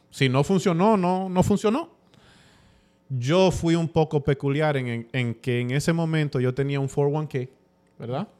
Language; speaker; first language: Spanish; early bilingual, heritage; Spanish